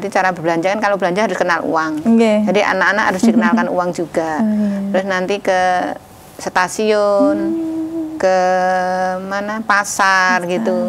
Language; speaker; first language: Indonesian; native; Indonesian